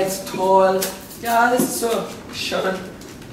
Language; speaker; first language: German; non-native, learner; Portuguese